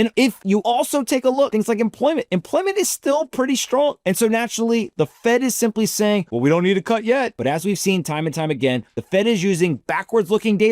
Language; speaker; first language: English; native; English